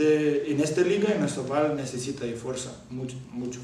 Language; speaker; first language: Spanish; non-native, learner; Lithuanian